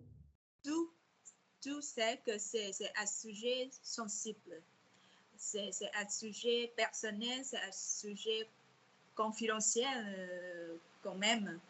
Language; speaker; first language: French; non-native, fluent; Vietnamese